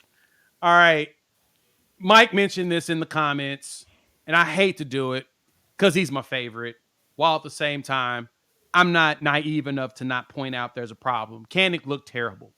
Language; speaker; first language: English; native; English